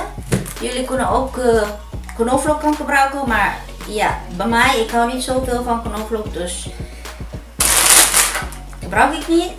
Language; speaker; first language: Dutch; non-native, fluent; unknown